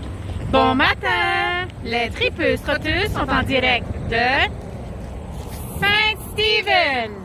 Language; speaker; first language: French; native; French